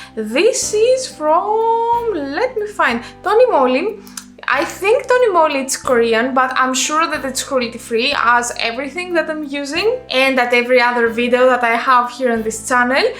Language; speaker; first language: English; non-native, fluent; Greek